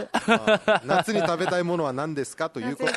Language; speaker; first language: Japanese; native; Japanese